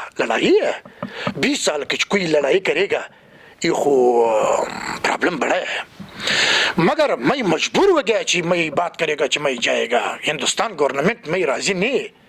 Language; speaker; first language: Hindi; non-native, learner; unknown